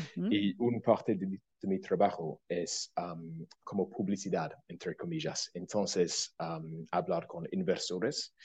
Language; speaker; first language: Spanish; non-native, fluent; English